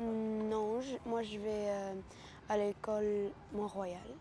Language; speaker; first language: French; early bilingual, other home language; Spanish